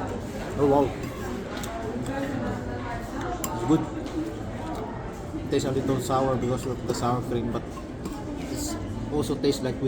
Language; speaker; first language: English; non-native, learner; Filipino